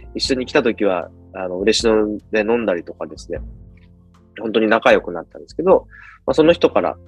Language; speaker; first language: Japanese; native; Japanese